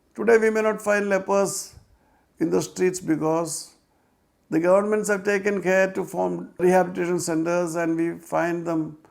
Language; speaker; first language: English; non-native, local second language; Malayalam